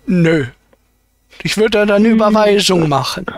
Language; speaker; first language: German; native; German